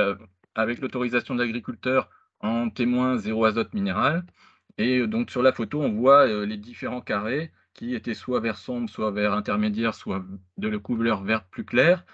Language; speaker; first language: French; native; French